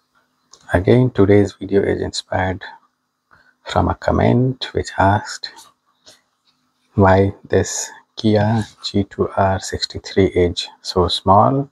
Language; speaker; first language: English; non-native, fluent; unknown